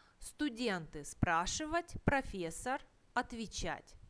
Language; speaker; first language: Russian; non-native, fluent; Turkish